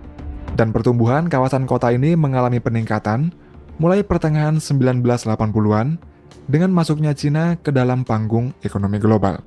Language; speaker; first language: Indonesian; native; Indonesian